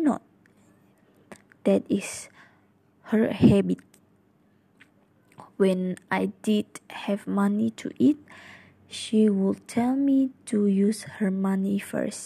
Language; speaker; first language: English; non-native, local second language; Malay